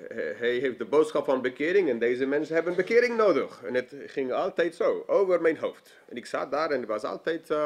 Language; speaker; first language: Dutch; non-native, fluent; English